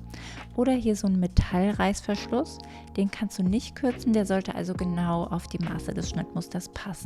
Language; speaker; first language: German; native; German